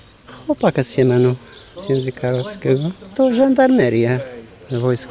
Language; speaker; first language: Polish; non-native, fluent; Arabic